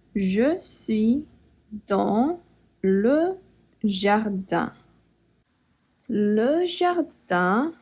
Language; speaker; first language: French; non-native, fluent; English